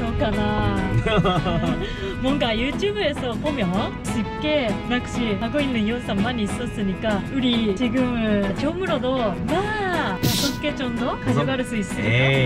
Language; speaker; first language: Korean; non-native, learner; Japanese